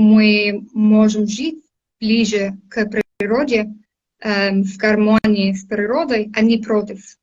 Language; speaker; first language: Russian; non-native, fluent; English